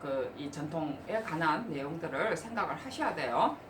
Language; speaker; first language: Korean; native; Korean